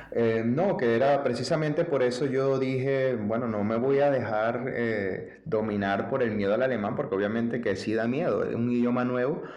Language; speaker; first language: Spanish; native; Spanish